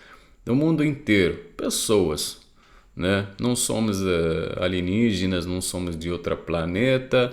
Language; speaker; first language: Portuguese; non-native, fluent; Arabic